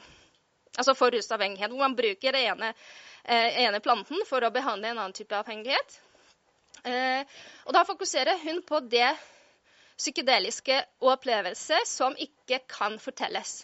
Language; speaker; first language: Norwegian; non-native, fluent; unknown